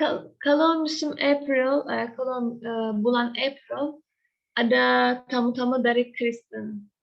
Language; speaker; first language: Indonesian; non-native, learner; Turkish